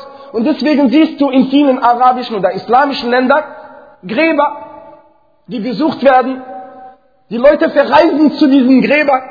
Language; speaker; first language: German; non-native, fluent; Arabic